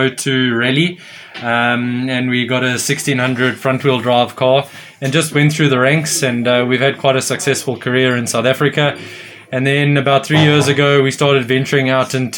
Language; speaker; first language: English; native; English